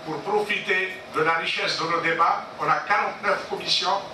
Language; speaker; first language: French; non-native, local second language; Arabic